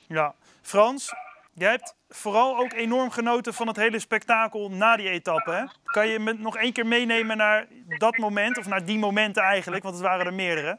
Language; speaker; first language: Dutch; native; Dutch